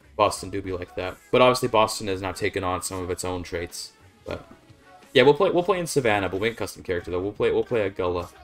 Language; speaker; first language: English; native; English